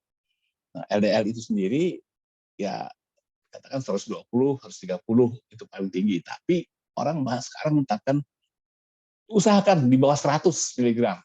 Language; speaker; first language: Malay; native; Malay